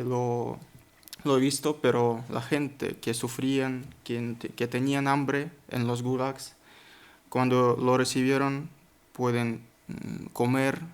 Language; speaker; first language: Spanish; non-native, learner; Kazakh